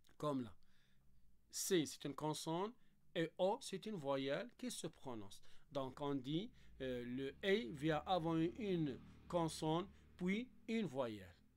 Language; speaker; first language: French; non-native, local second language; Arabic